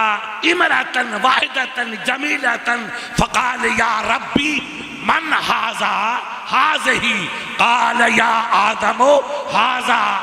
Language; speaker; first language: Arabic; non-native, learner; Urdu